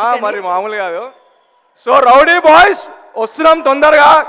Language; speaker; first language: Telugu; native; Telugu